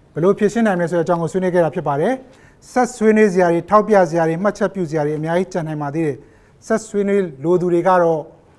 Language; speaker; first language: Burmese; native; Burmese